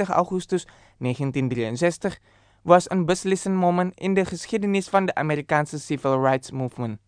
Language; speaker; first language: Dutch; non-native, fluent; Indonesian